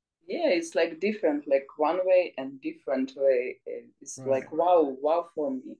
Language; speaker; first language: English; non-native, learner; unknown